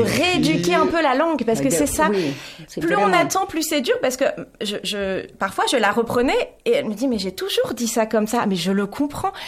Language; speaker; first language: French; native; French